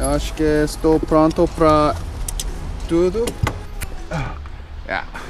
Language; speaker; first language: Portuguese; non-native, learner; English